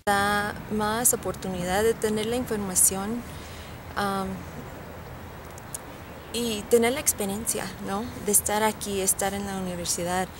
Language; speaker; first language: Spanish; early bilingual, heritage; Spanish